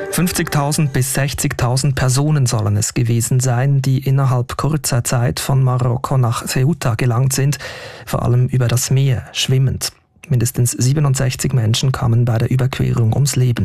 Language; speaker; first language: German; native; German